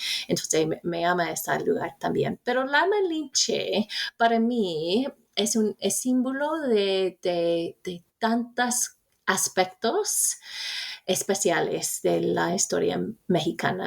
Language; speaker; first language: Spanish; non-native, fluent; English